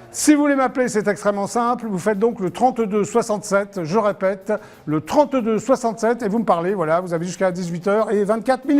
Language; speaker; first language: French; native; French